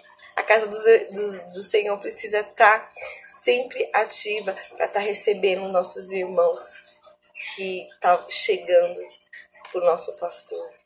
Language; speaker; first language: Portuguese; native; Portuguese